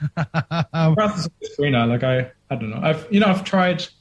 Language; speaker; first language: English; non-native, fluent; German